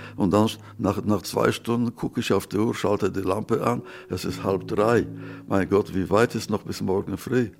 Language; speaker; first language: German; non-native, fluent; Yiddish